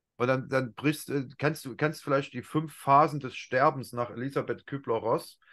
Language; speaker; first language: German; native; German